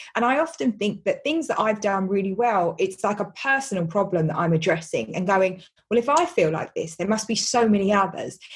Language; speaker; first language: English; native; English